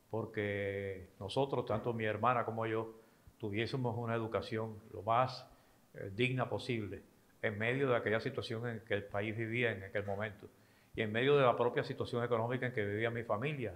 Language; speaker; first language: Spanish; native; Spanish